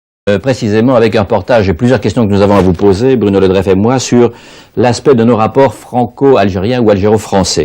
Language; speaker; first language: French; native; French